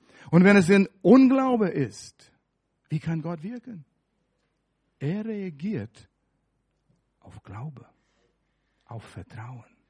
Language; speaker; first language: German; non-native, fluent; English